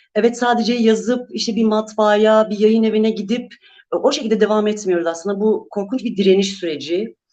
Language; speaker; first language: Turkish; non-native, local second language; Kurdish